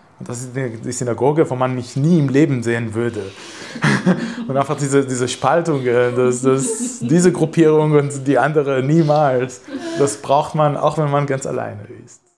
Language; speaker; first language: German; non-native, fluent; Hebrew